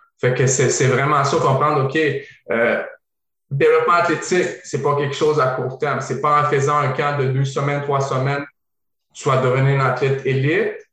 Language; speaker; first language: French; early bilingual, other home language; Bosnian